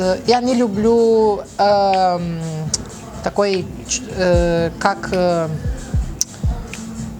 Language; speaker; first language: Russian; non-native, learner; Portuguese